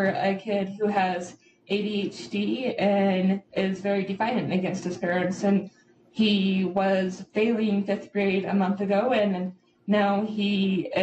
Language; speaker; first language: English; native; English